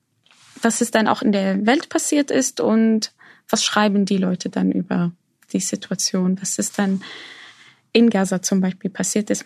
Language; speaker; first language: German; non-native, fluent; Arabic